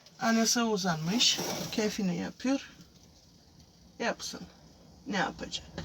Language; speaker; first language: Turkish; non-native, fluent; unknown